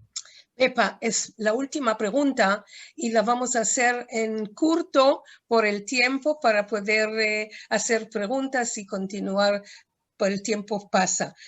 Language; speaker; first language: Spanish; non-native, fluent; Hebrew